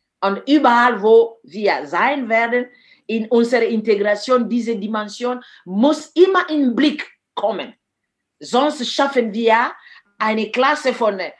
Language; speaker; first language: German; non-native, fluent; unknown